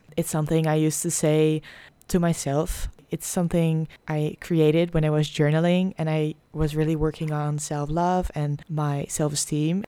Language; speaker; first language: English; non-native, fluent; Dutch